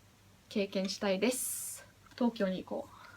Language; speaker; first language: Japanese; non-native, learner; English